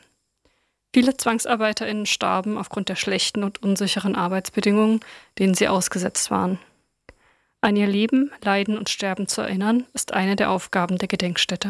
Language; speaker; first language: German; native; German